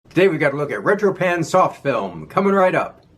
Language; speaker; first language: English; native; English